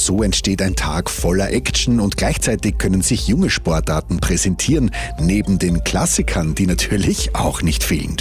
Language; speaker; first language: German; native; German